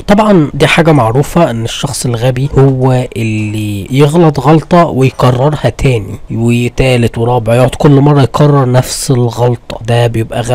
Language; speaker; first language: Arabic; native; Arabic